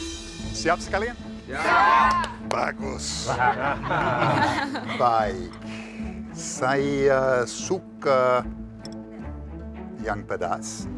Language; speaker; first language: Indonesian; non-native, fluent; English